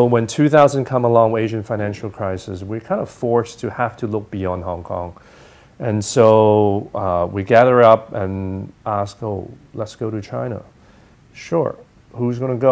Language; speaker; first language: English; non-native, local second language; Cantonese